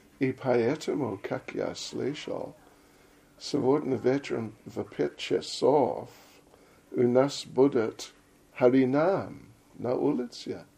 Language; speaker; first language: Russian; non-native, learner; English